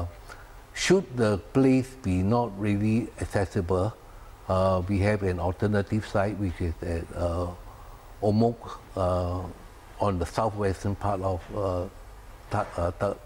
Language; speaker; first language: English; non-native, local second language; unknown